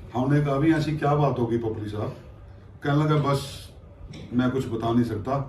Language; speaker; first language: Hindi; non-native, local second language; Punjabi